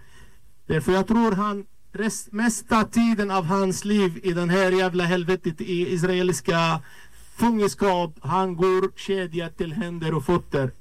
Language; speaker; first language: Swedish; non-native, fluent; Arabic